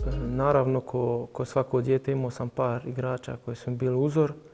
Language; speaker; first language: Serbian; early bilingual, heritage; Bosnian